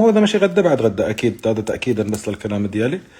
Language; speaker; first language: Arabic; native; Arabic